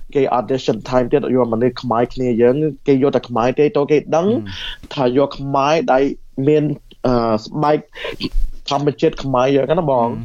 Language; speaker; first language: Khmer; early bilingual, heritage; Khmer